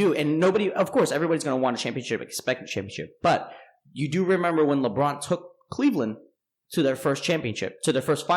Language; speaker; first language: English; native; English